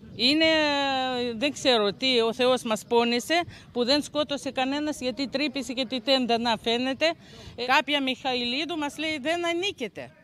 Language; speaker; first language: Greek; native; Greek